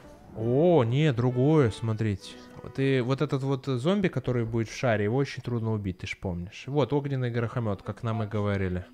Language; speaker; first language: Russian; native; Russian